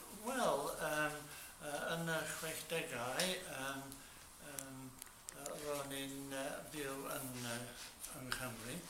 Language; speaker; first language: Welsh; non-native, learner; English